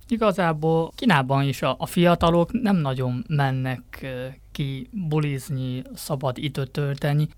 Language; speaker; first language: Hungarian; non-native, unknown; Chinese